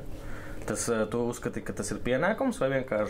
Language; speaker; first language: Latvian; native; Latvian